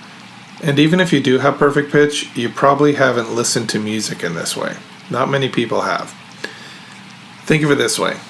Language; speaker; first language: English; native; English